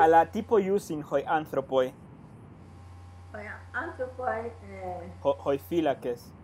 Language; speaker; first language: Greek; non-native, fluent; Spanish